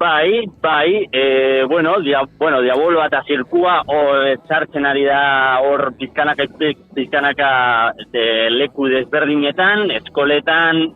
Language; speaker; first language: Basque; non-native, local second language; Spanish